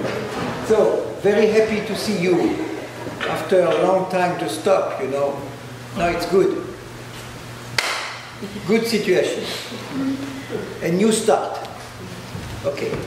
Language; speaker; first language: English; non-native, learner; French